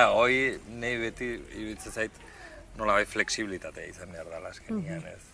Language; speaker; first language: Basque; non-native, local second language; Spanish